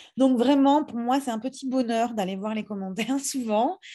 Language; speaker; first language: French; native; French